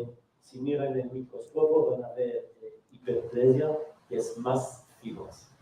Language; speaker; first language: Spanish; non-native, fluent; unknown